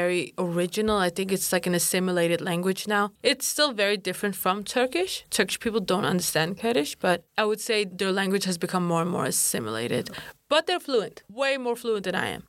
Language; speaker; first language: English; non-native, fluent; Kurdish